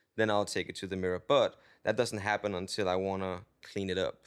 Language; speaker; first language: English; non-native, fluent; Danish